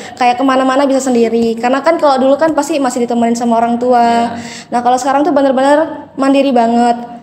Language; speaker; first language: Indonesian; native; Indonesian